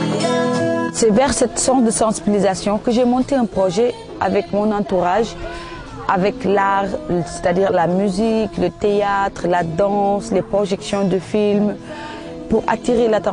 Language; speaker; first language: French; non-native, local second language; Jola-Fonyi